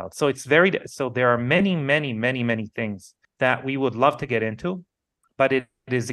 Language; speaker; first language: English; non-native, fluent; Hebrew